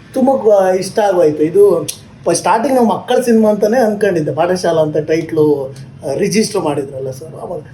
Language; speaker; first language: Kannada; native; Kannada